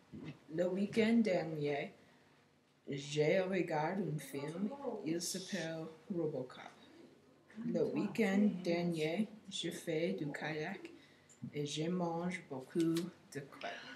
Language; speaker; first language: French; non-native, learner; English